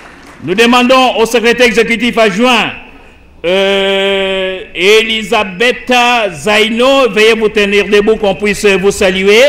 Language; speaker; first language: French; non-native, local second language; Lingala